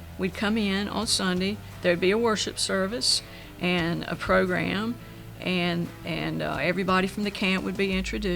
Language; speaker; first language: English; native; English